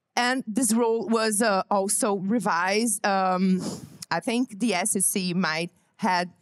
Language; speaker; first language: English; non-native, fluent; Portuguese